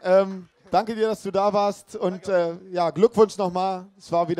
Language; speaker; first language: German; native; German